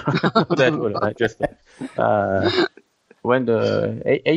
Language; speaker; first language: English; non-native, learner; French